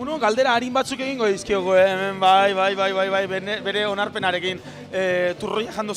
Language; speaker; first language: Basque; native; Basque